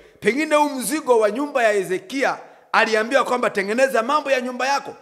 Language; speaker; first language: Swahili; non-native, local second language; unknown